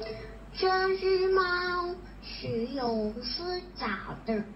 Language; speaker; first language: Chinese; non-native, learner; Thai